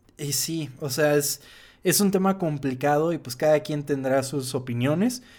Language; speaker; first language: Spanish; non-native, fluent; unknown